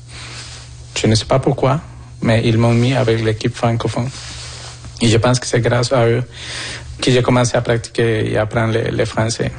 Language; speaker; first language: French; non-native, fluent; Spanish